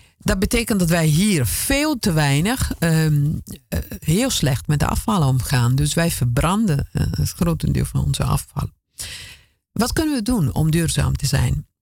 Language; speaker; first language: Dutch; non-native, fluent; Italian